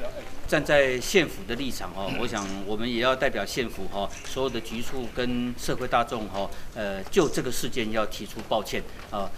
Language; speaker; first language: Chinese; native; Chinese